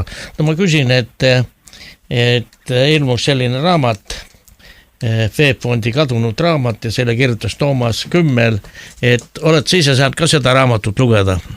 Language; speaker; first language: Estonian; native; Estonian